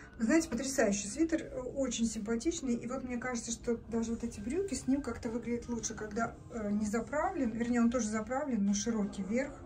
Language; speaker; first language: Russian; native; Russian